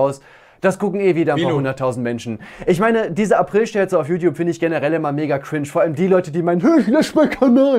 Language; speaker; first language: German; native; German